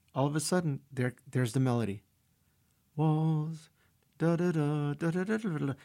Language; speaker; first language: English; early bilingual, other home language; Russian